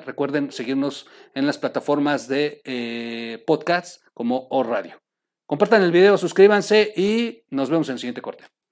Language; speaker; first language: Spanish; native; Spanish